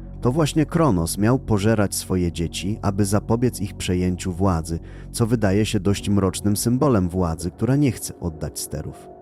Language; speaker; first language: Polish; native; Polish